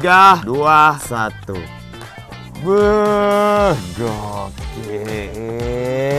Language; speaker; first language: Indonesian; native; Indonesian